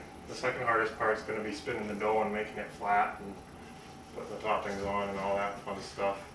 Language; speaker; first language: English; native; English